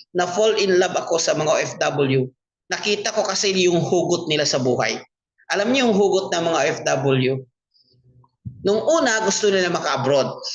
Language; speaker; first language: Filipino; non-native, local second language; Cebuano